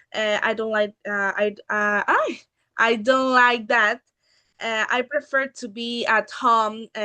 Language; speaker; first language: English; non-native, learner; Spanish